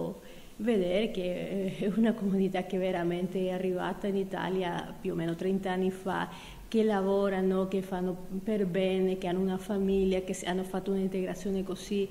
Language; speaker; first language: Italian; non-native, fluent; Spanish